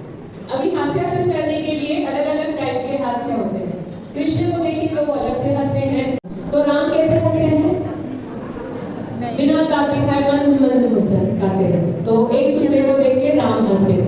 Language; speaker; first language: Hindi; non-native, local second language; Gujarati